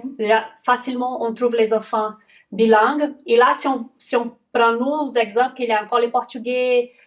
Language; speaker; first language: French; non-native, fluent; Portuguese